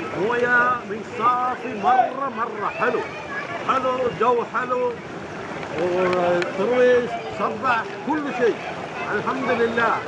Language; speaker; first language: Arabic; non-native, learner; Tamil